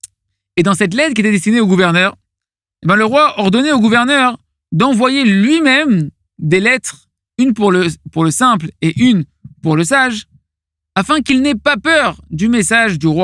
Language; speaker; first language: French; native; French